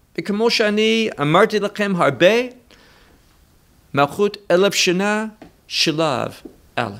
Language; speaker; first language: Hebrew; non-native, fluent; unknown